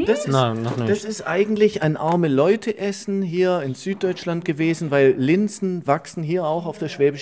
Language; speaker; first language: German; native; German